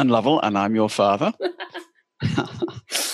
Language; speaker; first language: English; native; English